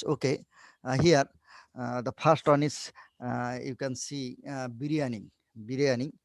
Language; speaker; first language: English; non-native, learner; Bangla